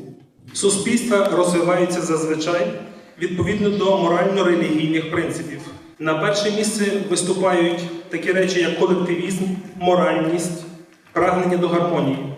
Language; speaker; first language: Ukrainian; native; Ukrainian